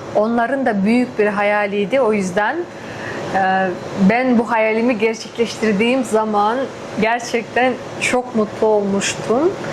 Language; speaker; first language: Turkish; non-native, fluent; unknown